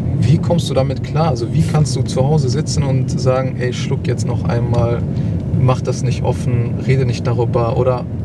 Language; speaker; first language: German; early bilingual, other home language; Turkish